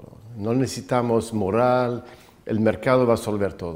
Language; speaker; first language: Spanish; non-native, fluent; Swedish